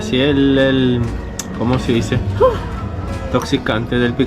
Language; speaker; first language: Spanish; non-native, fluent; Korean